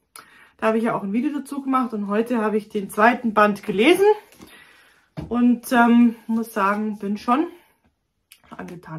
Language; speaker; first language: German; native; German